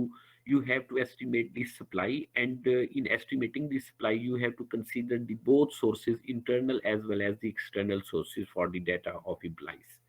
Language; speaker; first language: English; non-native, local second language; Urdu